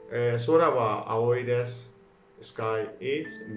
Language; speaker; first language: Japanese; non-native, fluent; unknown